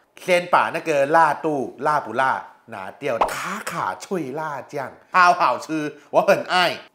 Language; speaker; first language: Chinese; non-native, fluent; Thai